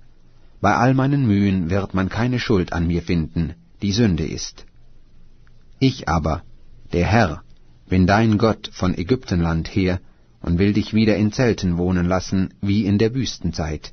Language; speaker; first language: German; native; German